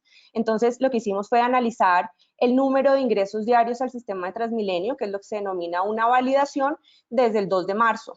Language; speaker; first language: Spanish; native; Spanish